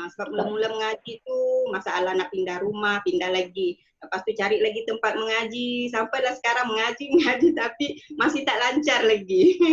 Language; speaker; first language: Malay; native; Malay